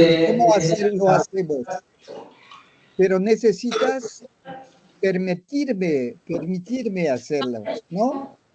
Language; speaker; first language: Spanish; non-native, learner; French